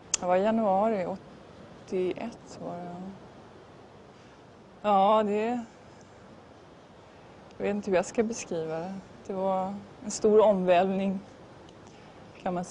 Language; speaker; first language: Swedish; native; Swedish